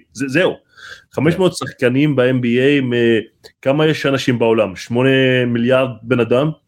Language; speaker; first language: Hebrew; non-native, local second language; Arabic